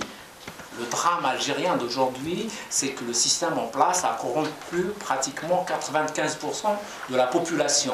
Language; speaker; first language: French; non-native, local second language; Kabyle